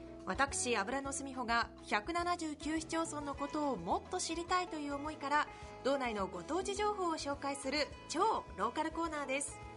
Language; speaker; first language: Japanese; native; Japanese